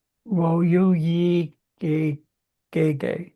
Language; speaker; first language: Chinese; non-native, learner; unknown